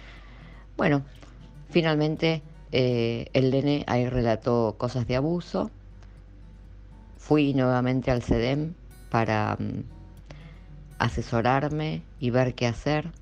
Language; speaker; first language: Spanish; native; Spanish